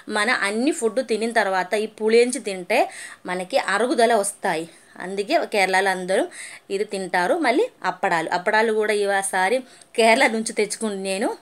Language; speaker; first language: Telugu; non-native, learner; Malayalam